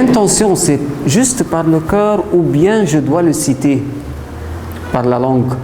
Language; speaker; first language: French; non-native, fluent; Arabic